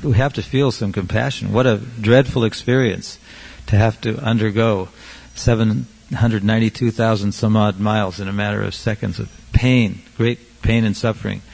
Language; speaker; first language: English; native; English